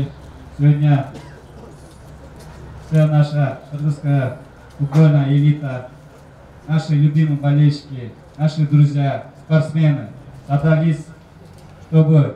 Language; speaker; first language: Russian; non-native, local second language; Kyrgyz